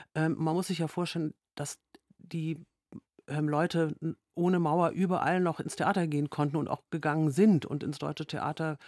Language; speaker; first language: German; native; German